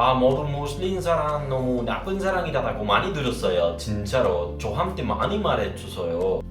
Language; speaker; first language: Korean; non-native, learner; Spanish